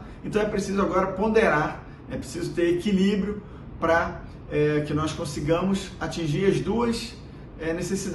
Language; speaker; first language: Portuguese; native; Portuguese